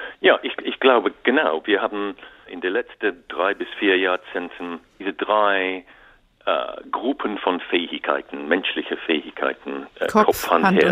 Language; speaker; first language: German; non-native, learner; English